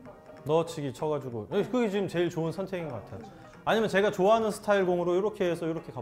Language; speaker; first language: Korean; native; Korean